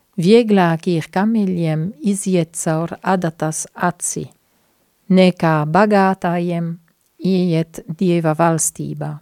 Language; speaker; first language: Latvian; non-native, fluent; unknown